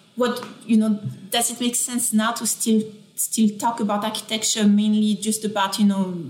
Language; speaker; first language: English; non-native, fluent; French